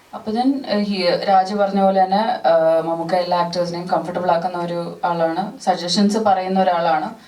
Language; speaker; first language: Malayalam; early bilingual, heritage; Malayalam